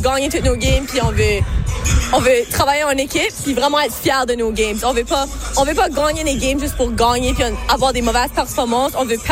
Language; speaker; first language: French; native; French